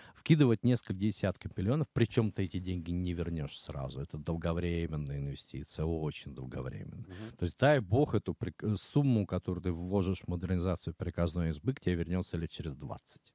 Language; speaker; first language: Russian; native; Russian